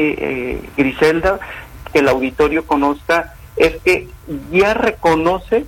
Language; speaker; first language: Spanish; native; Spanish